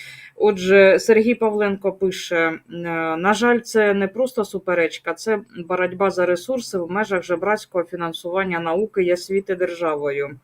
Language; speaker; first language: Ukrainian; native; Ukrainian